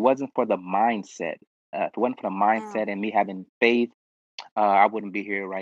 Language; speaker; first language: English; native; English